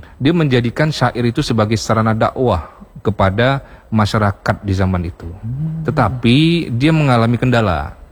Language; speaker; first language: Indonesian; native; Indonesian